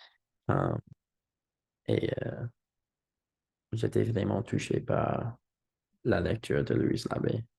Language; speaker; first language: French; non-native, learner; English